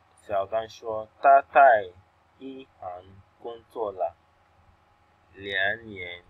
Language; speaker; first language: Chinese; non-native, fluent; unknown